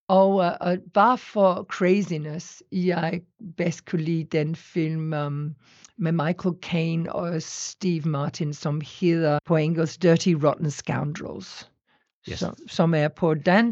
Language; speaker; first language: Danish; non-native, fluent; English